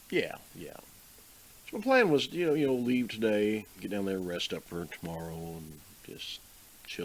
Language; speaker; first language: English; native; English